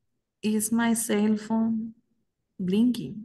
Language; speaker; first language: English; non-native, learner; Spanish